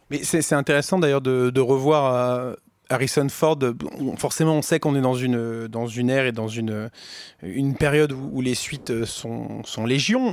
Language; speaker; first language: French; native; French